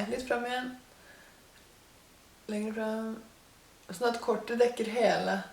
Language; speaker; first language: Norwegian; native; Norwegian